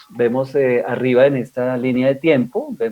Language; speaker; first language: Spanish; native; Spanish